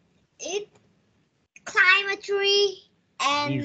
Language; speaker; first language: English; non-native, learner; Vietnamese